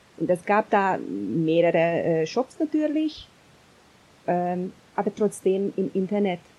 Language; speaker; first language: German; non-native, fluent; Hungarian